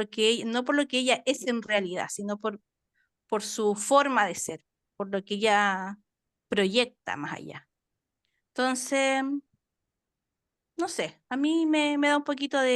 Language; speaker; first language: Spanish; native; Spanish